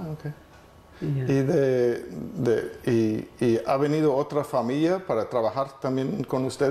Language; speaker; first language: Spanish; non-native, fluent; English